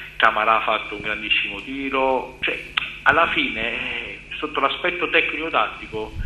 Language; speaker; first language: Italian; native; Italian